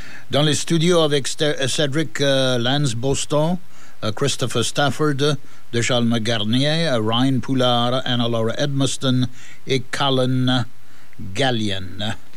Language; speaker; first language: French; early bilingual, heritage; French